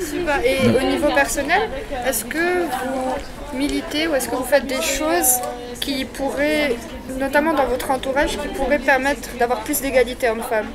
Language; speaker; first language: French; native; French